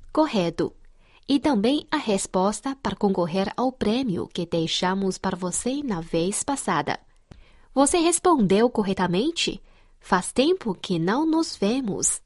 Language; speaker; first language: Portuguese; non-native, fluent; Chinese